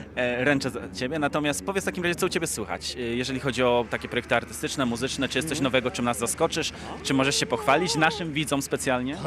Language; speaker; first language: Polish; native; Polish